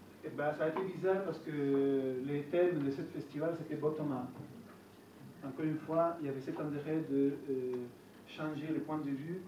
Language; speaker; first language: French; non-native, fluent; Italian